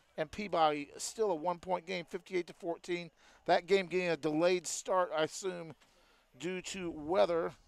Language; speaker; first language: English; native; English